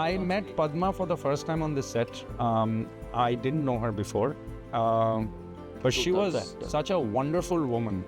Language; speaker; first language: English; non-native, local second language; Bangla